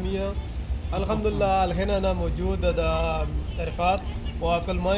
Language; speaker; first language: Arabic; non-native, learner; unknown